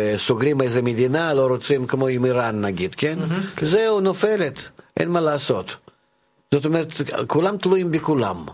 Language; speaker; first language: Hebrew; non-native, fluent; Russian